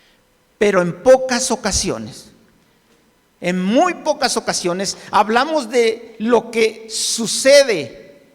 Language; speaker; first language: Spanish; native; Spanish